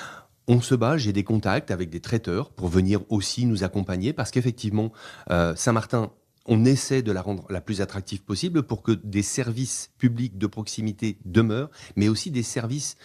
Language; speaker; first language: French; native; French